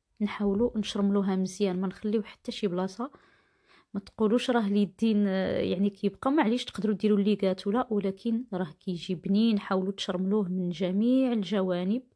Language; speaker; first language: Arabic; native; Arabic